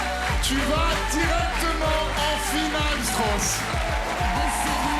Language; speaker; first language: French; native; French